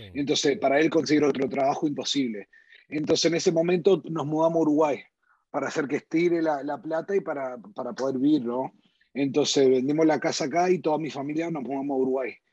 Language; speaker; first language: Spanish; early bilingual, heritage; Spanish